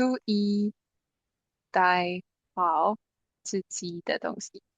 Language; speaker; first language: Chinese; non-native, learner; English